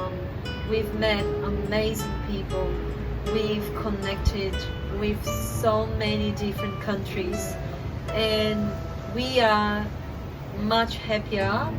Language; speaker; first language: English; non-native, fluent; Portuguese